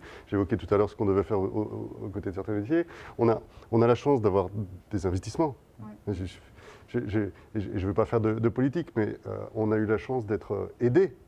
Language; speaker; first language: French; native; French